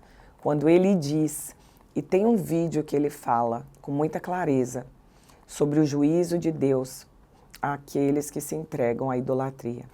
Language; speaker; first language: Portuguese; native; Portuguese